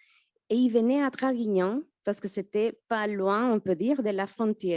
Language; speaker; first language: French; non-native, fluent; Spanish